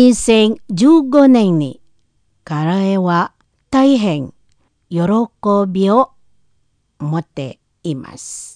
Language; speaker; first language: Japanese; non-native, learner; Indonesian